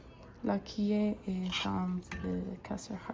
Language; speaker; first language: French; non-native, learner; English